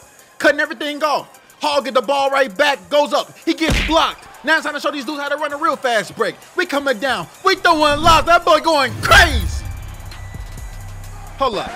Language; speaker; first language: English; native; English